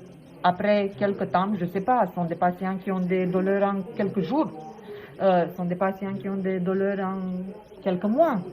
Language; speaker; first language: French; non-native, fluent; Romanian